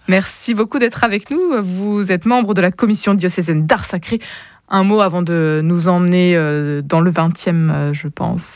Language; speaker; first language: French; native; French